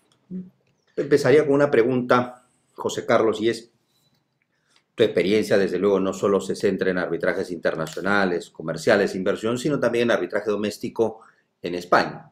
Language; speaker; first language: Spanish; native; Spanish